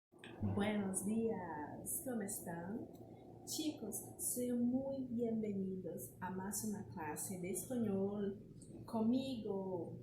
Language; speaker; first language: Spanish; non-native, fluent; Portuguese